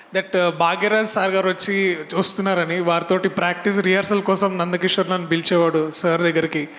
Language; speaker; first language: Telugu; native; Telugu